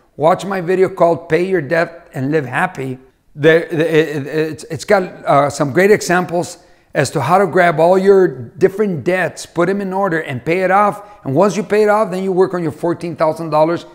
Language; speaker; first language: English; native; English